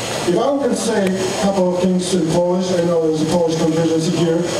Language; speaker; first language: English; non-native, fluent; Polish